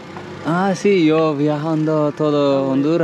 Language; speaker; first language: Spanish; non-native, learner; Turkish